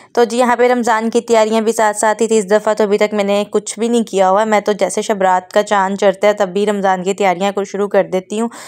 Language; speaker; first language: Urdu; non-native, local second language; Punjabi